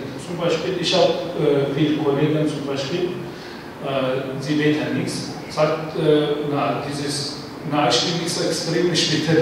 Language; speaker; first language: German; non-native, learner; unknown